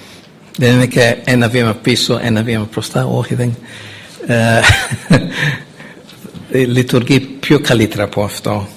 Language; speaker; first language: Greek; non-native, fluent; English